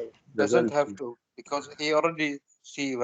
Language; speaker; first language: English; non-native, learner; Arabic